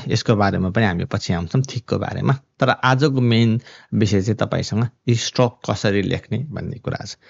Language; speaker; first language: Nepali; non-native, local second language; Eastern Tamang